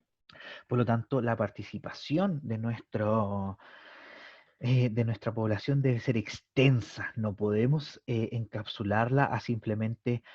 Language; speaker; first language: Spanish; native; Spanish